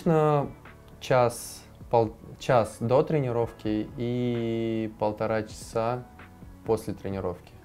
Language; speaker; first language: Russian; native; Russian